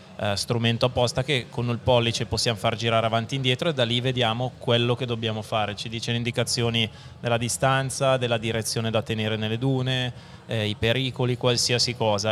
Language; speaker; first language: Italian; native; Italian